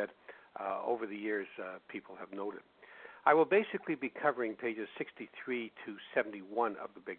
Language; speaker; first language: English; native; English